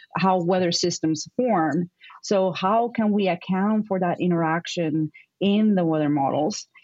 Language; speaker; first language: English; non-native, fluent; Spanish